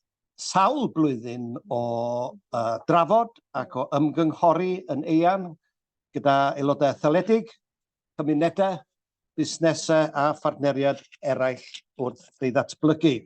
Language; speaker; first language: Welsh; native; Welsh